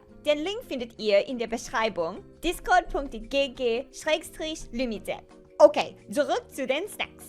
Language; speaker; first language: German; non-native, learner; English